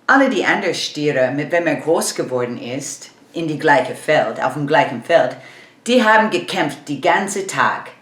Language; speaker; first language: German; non-native, learner; English